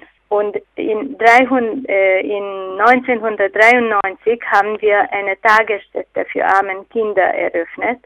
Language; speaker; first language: German; non-native, fluent; Hungarian